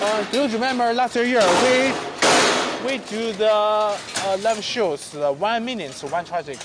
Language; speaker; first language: English; non-native, learner; Chinese